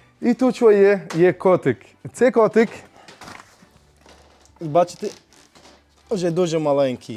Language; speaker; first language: Ukrainian; non-native, learner; Arabic